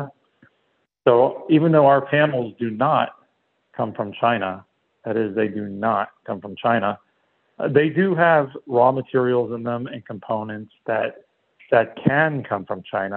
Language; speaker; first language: English; native; English